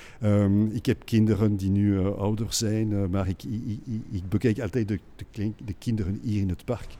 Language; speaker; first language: Dutch; non-native, local second language; French